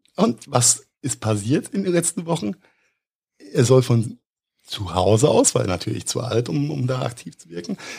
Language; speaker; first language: German; native; German